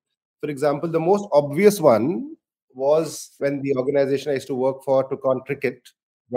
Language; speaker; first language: English; non-native, local second language; Hindi